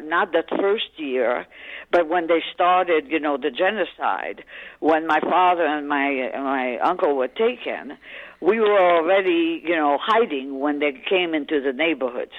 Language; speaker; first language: English; early bilingual, other home language; French